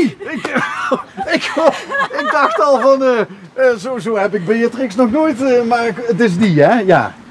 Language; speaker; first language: Dutch; native; Dutch